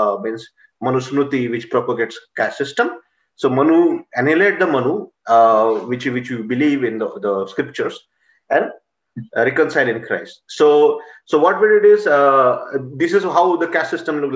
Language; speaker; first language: English; non-native, local second language; Marathi